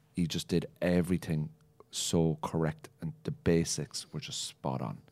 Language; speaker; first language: English; native; English